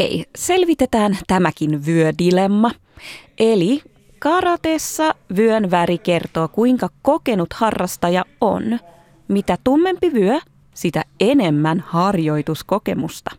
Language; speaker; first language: Finnish; native; Finnish